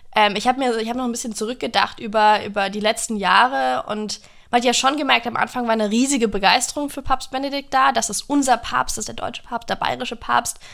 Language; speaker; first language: German; non-native, fluent; English